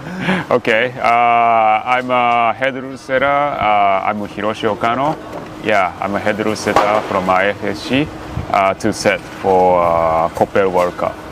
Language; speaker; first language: English; non-native, learner; Japanese